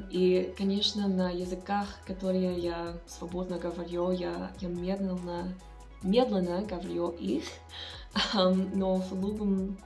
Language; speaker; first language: Russian; non-native, learner; English